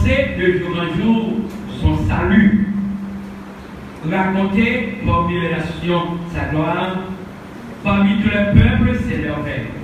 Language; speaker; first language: French; non-native, local second language; Haitian Creole